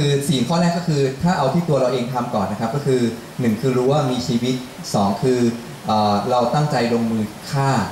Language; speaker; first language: Thai; native; Thai